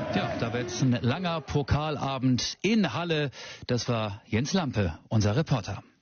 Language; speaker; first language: German; native; German